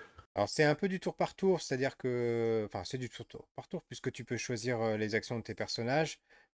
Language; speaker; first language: French; native; French